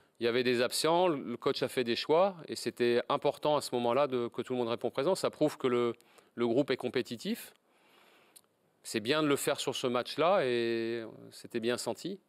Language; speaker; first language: French; native; French